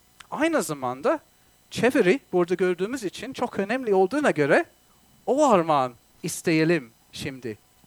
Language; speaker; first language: Turkish; non-native, fluent; English